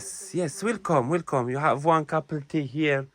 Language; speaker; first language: English; non-native, learner; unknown